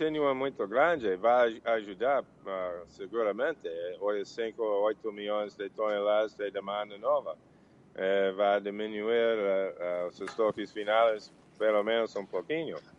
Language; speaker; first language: Portuguese; non-native, learner; English